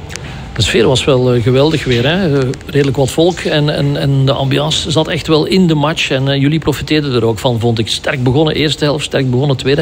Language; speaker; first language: Dutch; native; Dutch